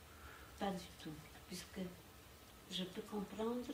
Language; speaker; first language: French; non-native, fluent; Polish